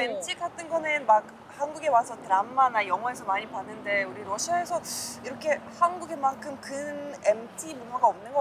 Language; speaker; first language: Korean; non-native, fluent; Russian